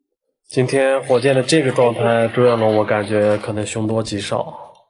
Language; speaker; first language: Chinese; native; Chinese